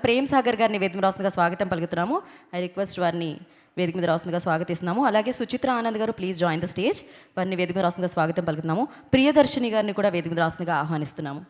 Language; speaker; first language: Telugu; native; Telugu